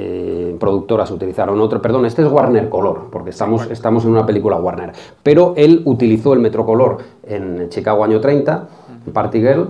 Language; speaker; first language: Spanish; native; Spanish